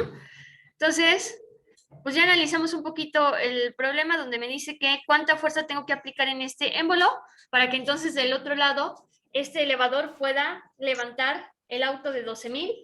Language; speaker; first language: Spanish; native; Spanish